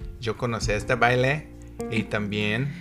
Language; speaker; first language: Spanish; non-native, learner; English